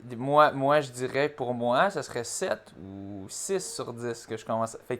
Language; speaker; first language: French; native; French